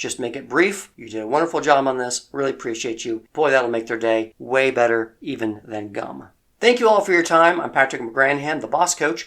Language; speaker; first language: English; native; English